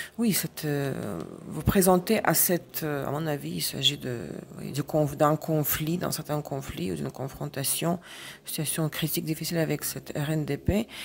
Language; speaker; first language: French; non-native, fluent; Russian